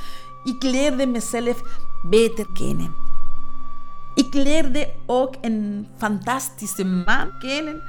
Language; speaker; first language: Dutch; non-native, fluent; Spanish